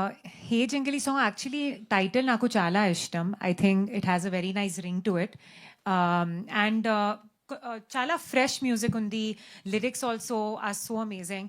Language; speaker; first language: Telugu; non-native, learner; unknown